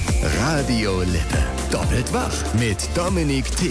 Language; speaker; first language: German; native; German